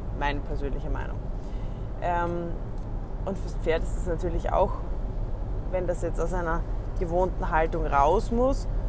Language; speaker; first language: German; native; German